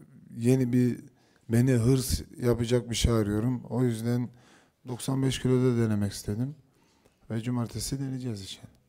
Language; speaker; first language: Turkish; early bilingual, heritage; Turkish